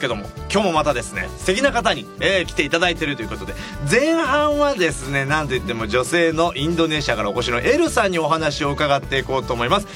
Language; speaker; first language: Japanese; native; Japanese